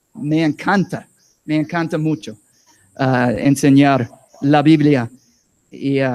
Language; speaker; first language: Spanish; non-native, learner; English